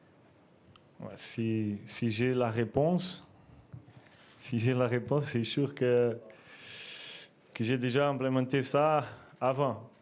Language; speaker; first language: French; non-native, fluent; Portuguese